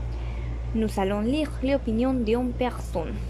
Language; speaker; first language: French; non-native, learner; Spanish